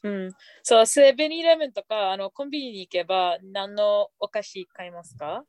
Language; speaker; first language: Japanese; non-native, fluent; English